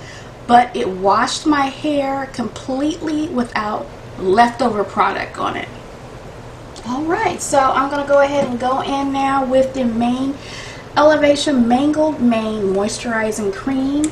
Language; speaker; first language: English; native; English